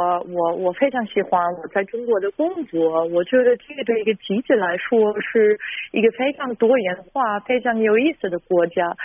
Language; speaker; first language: Chinese; non-native, fluent; German